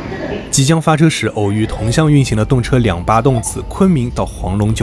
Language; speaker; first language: Chinese; native; Chinese